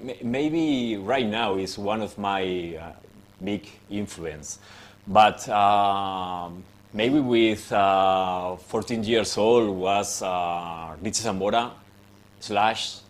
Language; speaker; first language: English; non-native, fluent; Spanish